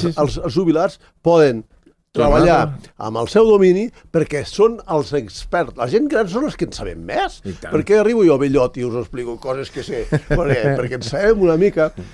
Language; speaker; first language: Catalan; native; Catalan